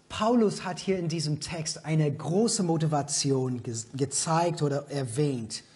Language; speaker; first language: German; non-native, fluent; English